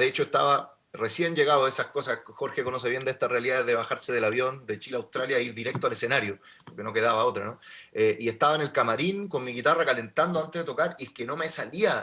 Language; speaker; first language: Spanish; native; Spanish